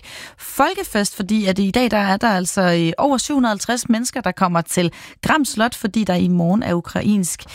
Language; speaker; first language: Danish; native; Danish